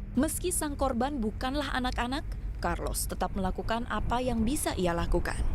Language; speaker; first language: Indonesian; native; Indonesian